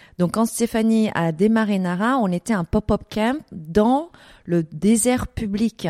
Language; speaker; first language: French; early bilingual, other home language; Vietnamese